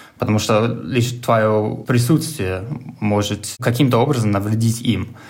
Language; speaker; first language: Russian; non-native, fluent; English